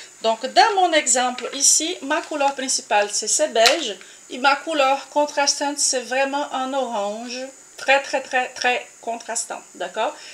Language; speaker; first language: French; non-native, fluent; Portuguese